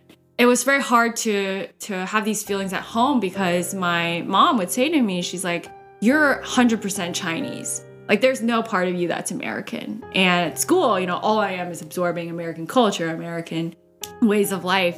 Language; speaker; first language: English; early bilingual, other home language; Cantonese